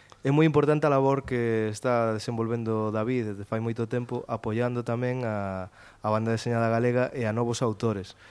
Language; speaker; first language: Galician; non-native, local second language; Spanish